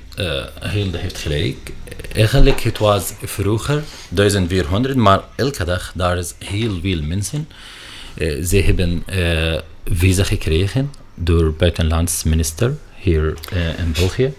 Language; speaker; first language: Dutch; non-native, learner; Arabic